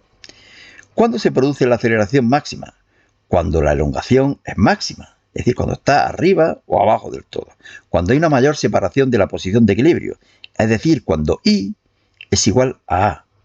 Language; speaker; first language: Spanish; native; Spanish